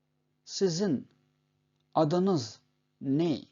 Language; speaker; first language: Turkish; non-native, fluent; Urdu